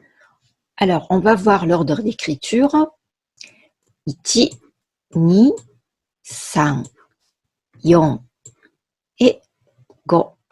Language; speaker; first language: French; non-native, fluent; Japanese